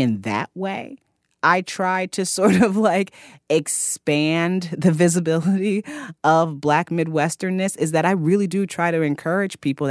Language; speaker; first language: English; native; English